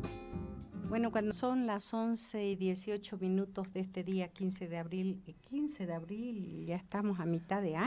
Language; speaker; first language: Spanish; native; Spanish